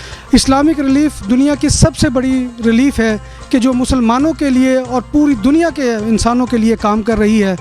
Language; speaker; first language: Urdu; native; Urdu